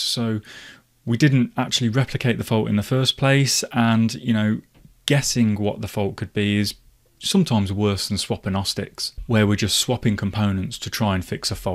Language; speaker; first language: English; native; English